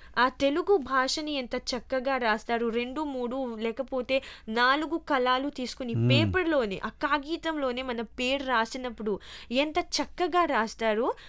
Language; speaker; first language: Telugu; early bilingual, heritage; Telugu